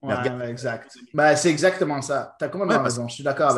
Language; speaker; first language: French; native; French